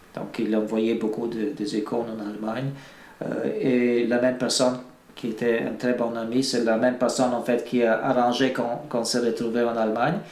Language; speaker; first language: French; non-native, fluent; Bulgarian